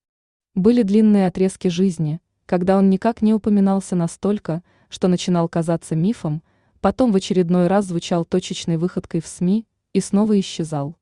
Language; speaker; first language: Russian; native; Russian